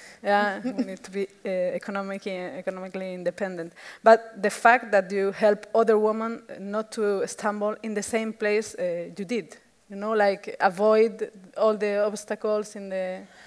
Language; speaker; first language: English; non-native, fluent; Spanish